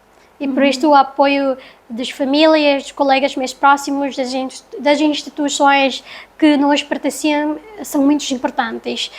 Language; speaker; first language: Portuguese; non-native, learner; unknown